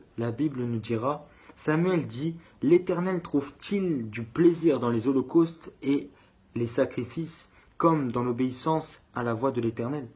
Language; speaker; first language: French; native; French